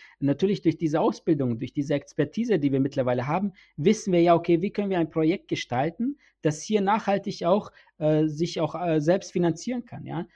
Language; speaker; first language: German; early bilingual, other home language; Bosnian